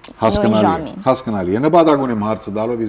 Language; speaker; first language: Armenian; native; Armenian